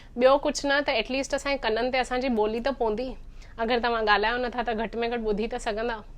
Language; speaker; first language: Sindhi; early bilingual, heritage; Sindhi